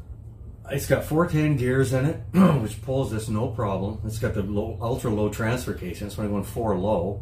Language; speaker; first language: English; native; English